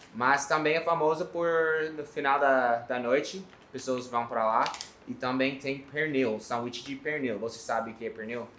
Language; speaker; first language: Portuguese; non-native, fluent; English